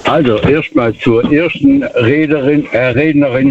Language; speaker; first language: German; native; German